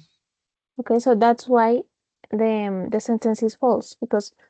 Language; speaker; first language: English; non-native, fluent; Spanish